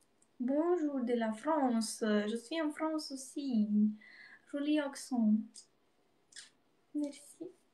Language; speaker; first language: French; non-native, learner; Russian